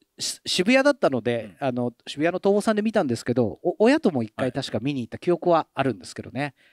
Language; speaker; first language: Japanese; early bilingual, other home language; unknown